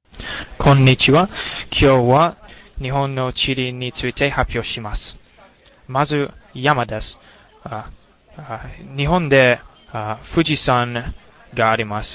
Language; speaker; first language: Japanese; non-native, learner; English